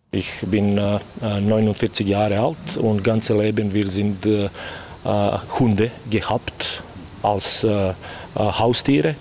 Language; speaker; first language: German; non-native, learner; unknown